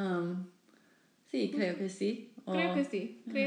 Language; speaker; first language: Spanish; non-native, learner; English